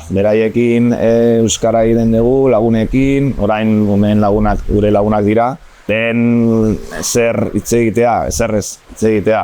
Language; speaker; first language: Basque; non-native, local second language; Spanish